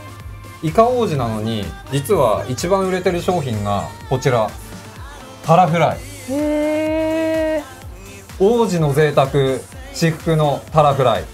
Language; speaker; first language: Japanese; native; Japanese